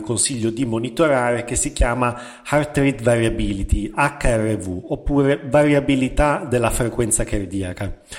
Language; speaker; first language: Italian; native; Italian